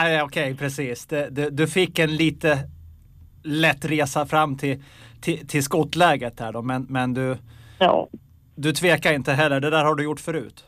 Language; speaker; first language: Swedish; native; Swedish